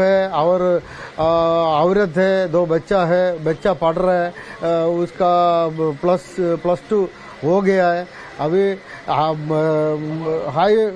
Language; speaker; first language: Hindi; non-native, local second language; Malayalam